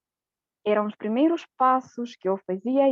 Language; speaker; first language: Portuguese; non-native, fluent; Romanian